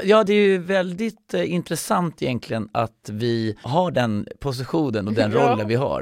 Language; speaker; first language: Swedish; native; Swedish